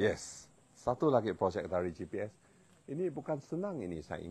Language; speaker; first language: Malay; non-native, local second language; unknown